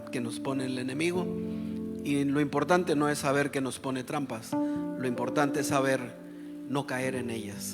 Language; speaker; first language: Spanish; native; Spanish